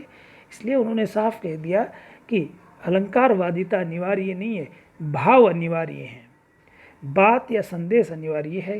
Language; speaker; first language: Hindi; native; Hindi